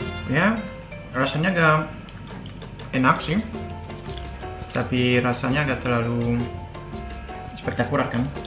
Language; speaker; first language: Indonesian; non-native, fluent; French